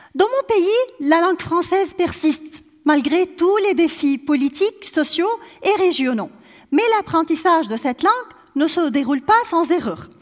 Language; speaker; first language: French; non-native, local second language; Arabic